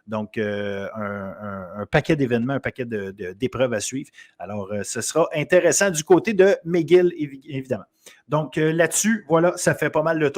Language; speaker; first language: French; native; French